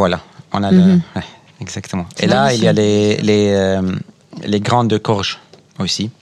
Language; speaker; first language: French; non-native, fluent; Arabic